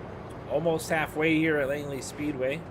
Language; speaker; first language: English; native; English